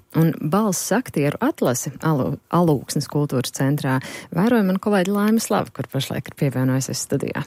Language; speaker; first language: Latvian; native; Latvian